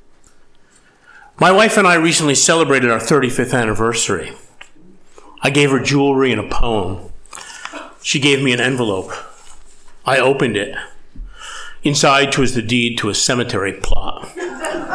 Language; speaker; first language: English; native; English